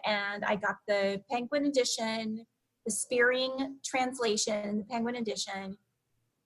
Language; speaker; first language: English; native; English